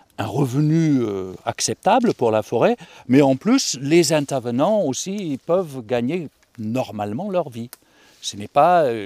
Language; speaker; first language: French; non-native, fluent; German